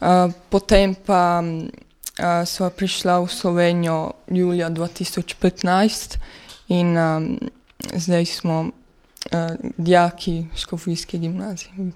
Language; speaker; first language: Slovenian; non-native, fluent; Serbian